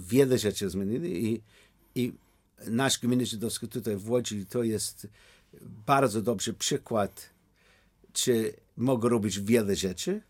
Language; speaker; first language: Polish; non-native, learner; English